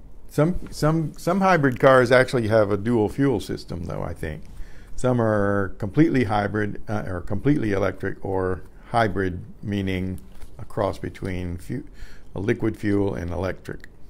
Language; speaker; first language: English; native; English